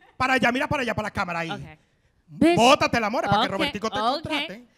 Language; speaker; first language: Spanish; native; Spanish